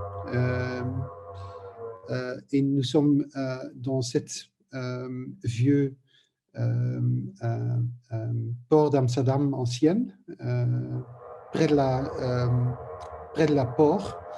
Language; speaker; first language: French; non-native, learner; Dutch